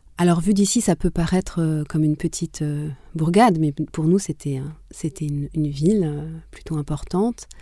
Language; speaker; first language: French; non-native, local second language; Kinyarwanda